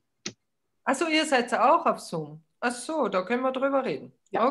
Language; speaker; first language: German; native; German